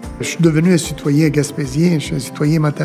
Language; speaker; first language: French; non-native, fluent; Italian